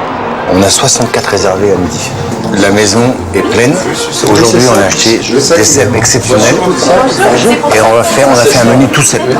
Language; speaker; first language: French; native; French